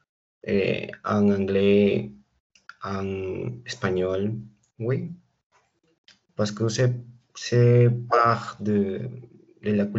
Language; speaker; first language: French; non-native, learner; Spanish